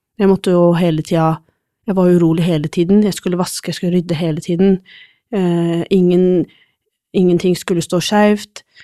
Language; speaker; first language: Norwegian; non-native, fluent; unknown